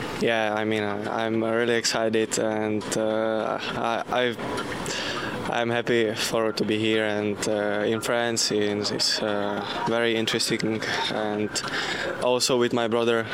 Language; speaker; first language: English; non-native, learner; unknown